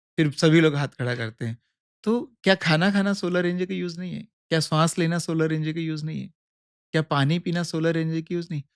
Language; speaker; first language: Hindi; native; Hindi